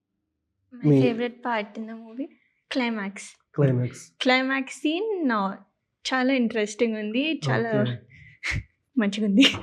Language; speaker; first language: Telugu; non-native, learner; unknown